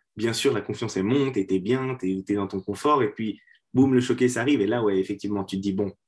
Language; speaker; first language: French; native; French